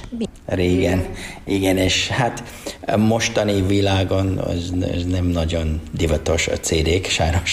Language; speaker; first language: Hungarian; non-native, learner; English